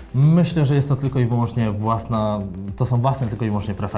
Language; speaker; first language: Polish; native; Polish